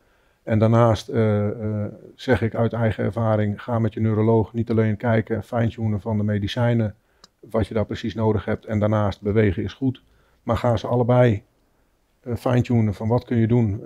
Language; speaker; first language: Dutch; native; Dutch